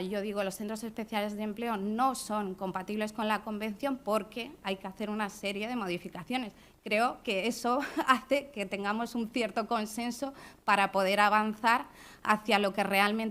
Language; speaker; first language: Spanish; native; Spanish